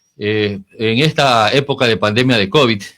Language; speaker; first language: Spanish; native; Spanish